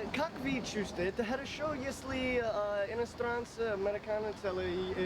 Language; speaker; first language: Russian; non-native, learner; English